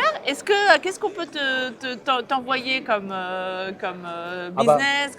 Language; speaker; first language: French; native; French